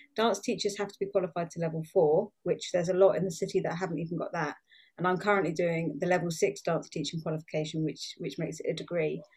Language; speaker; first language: English; native; English